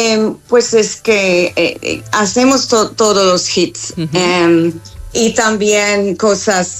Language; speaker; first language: Spanish; non-native, fluent; English